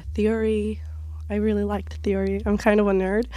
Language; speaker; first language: English; non-native, fluent; Hebrew